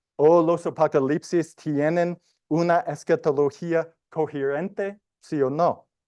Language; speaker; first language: Spanish; non-native, learner; English